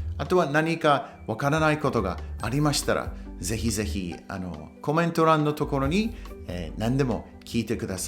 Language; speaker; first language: Japanese; non-native, fluent; English